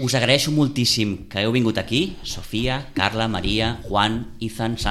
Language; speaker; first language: Catalan; native; Catalan